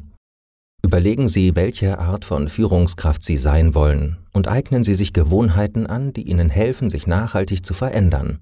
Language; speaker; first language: German; native; German